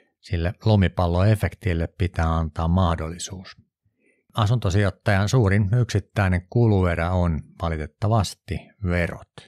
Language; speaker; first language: Finnish; native; Finnish